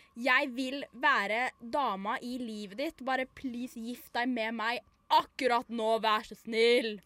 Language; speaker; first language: Norwegian; native; Norwegian